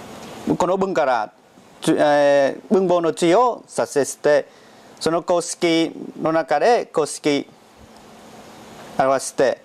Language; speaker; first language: Japanese; non-native, learner; Vietnamese